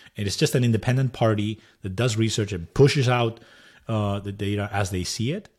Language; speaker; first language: English; non-native, fluent; Spanish